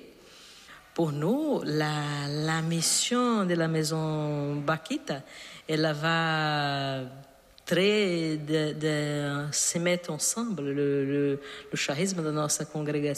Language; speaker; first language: French; non-native, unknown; Portuguese